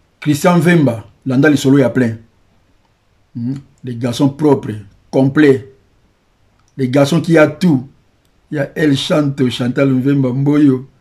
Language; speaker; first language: French; non-native, local second language; Lingala